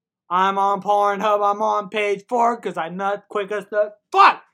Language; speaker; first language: English; early bilingual, other home language; Spanish